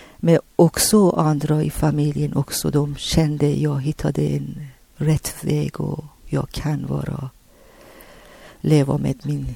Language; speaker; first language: Swedish; non-native, learner; Persian